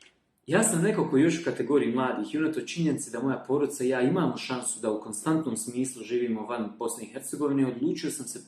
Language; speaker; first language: Bosnian; native; Bosnian